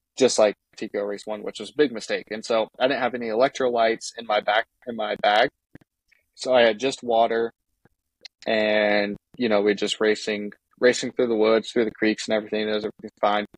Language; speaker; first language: English; native; English